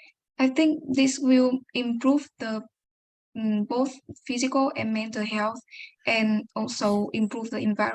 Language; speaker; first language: English; non-native, learner; Vietnamese